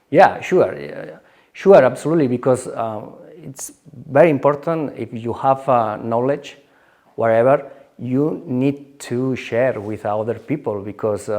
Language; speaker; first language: English; non-native, learner; Spanish